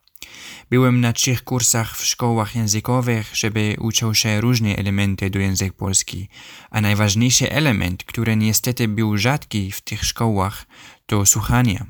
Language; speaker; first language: Polish; non-native, learner; Arabic